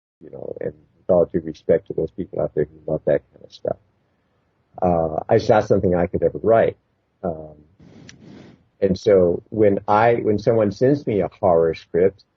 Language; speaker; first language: English; native; English